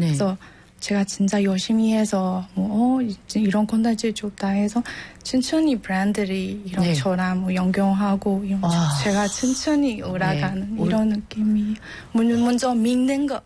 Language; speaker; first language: Korean; non-native, learner; Burmese